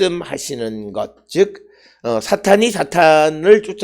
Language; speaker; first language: Korean; native; Korean